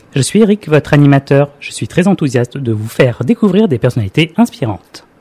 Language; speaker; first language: French; native; French